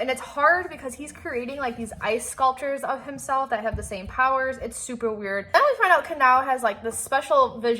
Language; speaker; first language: English; native; English